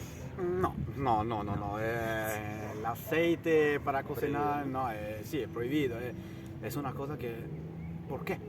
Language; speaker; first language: Spanish; early bilingual, heritage; Italian